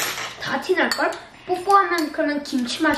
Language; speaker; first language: Korean; early bilingual, heritage; Korean